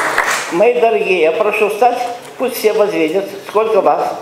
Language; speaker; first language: Russian; non-native, local second language; Romanian